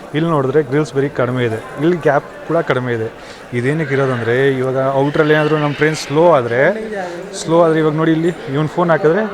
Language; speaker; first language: Kannada; non-native, local second language; Hindi